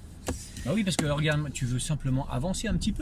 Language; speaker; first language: French; native; French